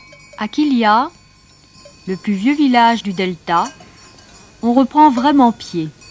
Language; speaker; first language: French; native; French